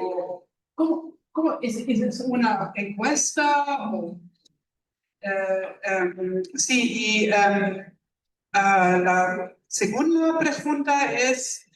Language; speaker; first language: Spanish; non-native, learner; German